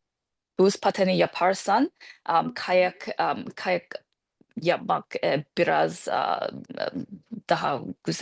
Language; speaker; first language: Turkish; non-native, learner; English